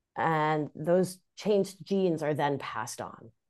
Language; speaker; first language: English; early bilingual, other home language; Spanish